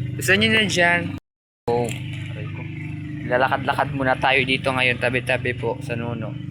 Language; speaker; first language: Filipino; non-native, local second language; Cebuano